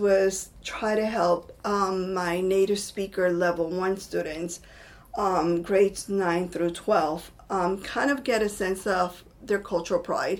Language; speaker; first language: English; non-native, fluent; Spanish